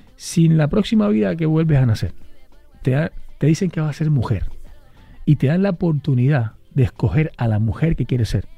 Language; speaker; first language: Spanish; native; Spanish